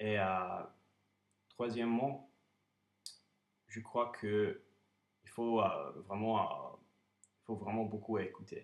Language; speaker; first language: French; non-native, fluent; English